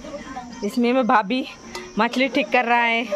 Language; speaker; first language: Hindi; non-native, local second language; Bangla